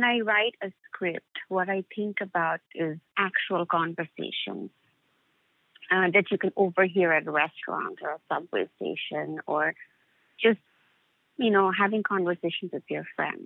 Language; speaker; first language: English; non-native, local second language; Bangla